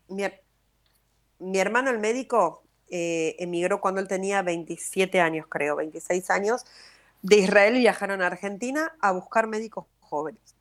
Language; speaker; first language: Spanish; native; Spanish